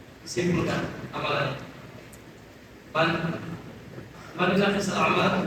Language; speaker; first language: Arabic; non-native, learner; Indonesian